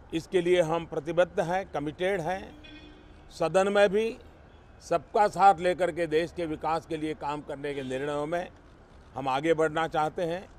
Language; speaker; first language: Hindi; non-native, local second language; Gujarati